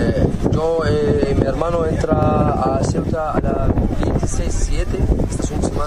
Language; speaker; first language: Spanish; non-native, learner; Arabic